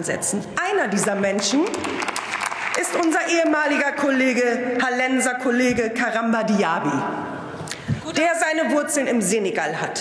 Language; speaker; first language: German; native; German